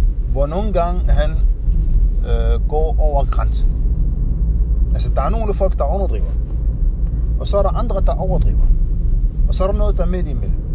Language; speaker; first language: Danish; non-native, fluent; Arabic